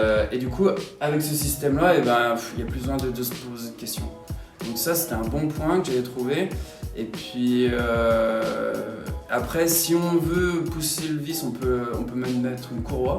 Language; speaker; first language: French; native; French